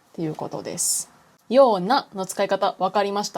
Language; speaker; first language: Japanese; non-native, fluent; English